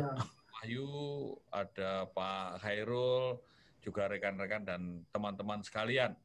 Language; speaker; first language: Indonesian; native; Indonesian